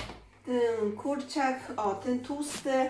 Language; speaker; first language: Polish; non-native, learner; Chinese